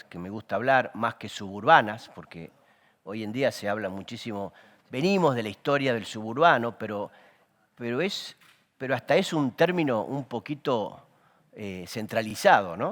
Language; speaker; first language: Spanish; native; Spanish